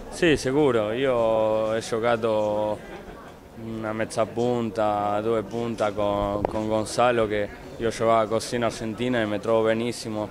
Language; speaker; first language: Italian; non-native, fluent; Spanish